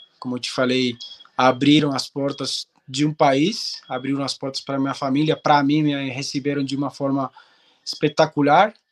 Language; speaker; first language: Portuguese; non-native, fluent; Spanish